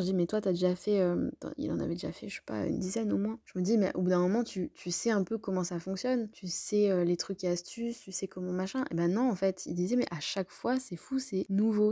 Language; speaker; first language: French; native; French